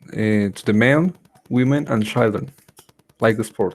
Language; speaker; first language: English; non-native, learner; Spanish